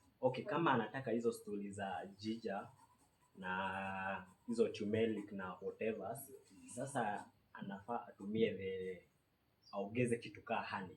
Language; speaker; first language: Swahili; native; Swahili